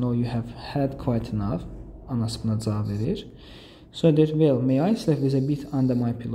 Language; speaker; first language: English; non-native, fluent; Azerbaijani